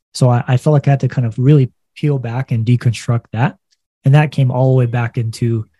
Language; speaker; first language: English; native; English